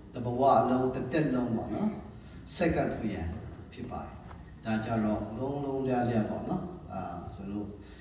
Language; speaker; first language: Burmese; non-native, local second language; Tedim Chin